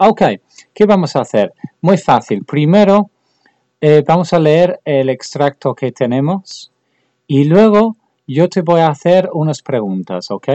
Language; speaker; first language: Spanish; non-native, fluent; English